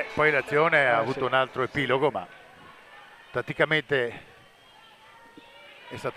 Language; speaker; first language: Italian; native; Italian